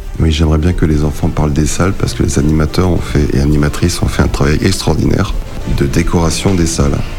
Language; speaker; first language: French; native; French